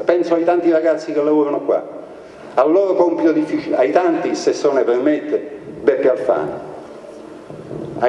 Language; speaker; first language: Italian; native; Italian